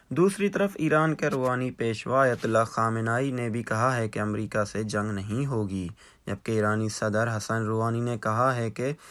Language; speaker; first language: Urdu; non-native, local second language; Baluchi